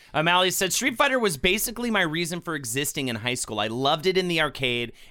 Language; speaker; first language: English; native; English